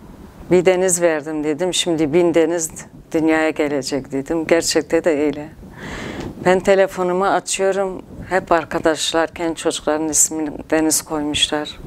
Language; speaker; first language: Turkish; non-native, local second language; Kurdish